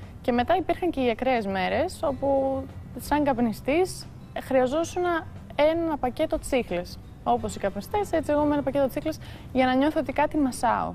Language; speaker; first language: Greek; early bilingual, heritage; Greek